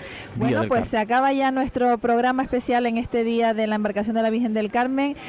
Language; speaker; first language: Spanish; native; Spanish